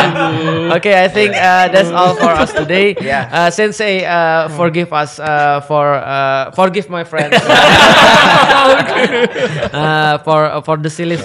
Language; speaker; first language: English; non-native, fluent; Indonesian